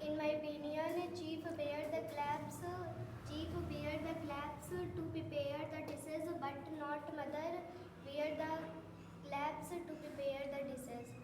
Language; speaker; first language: English; non-native, learner; Hindi